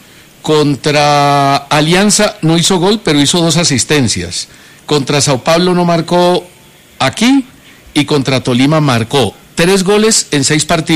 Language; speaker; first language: Spanish; native; Spanish